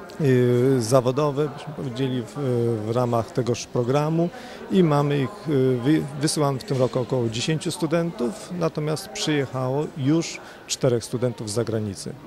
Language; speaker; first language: Polish; native; Polish